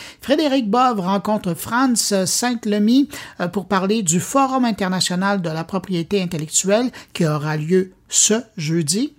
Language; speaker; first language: French; native; French